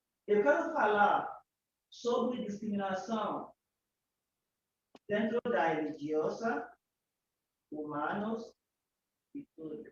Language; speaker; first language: Portuguese; non-native, learner; Yoruba